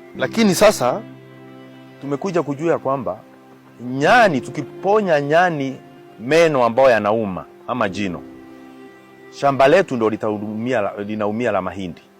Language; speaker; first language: Swahili; non-native, local second language; Kikuyu